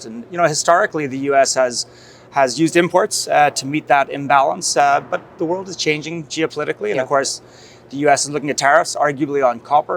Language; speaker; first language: English; native; English